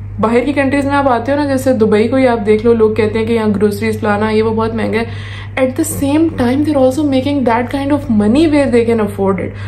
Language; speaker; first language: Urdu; native; Urdu